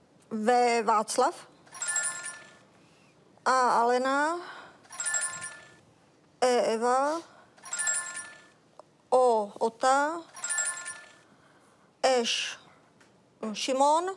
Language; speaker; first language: Czech; native; Czech